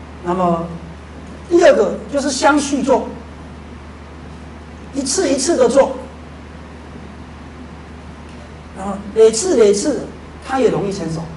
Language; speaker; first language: Chinese; native; Chinese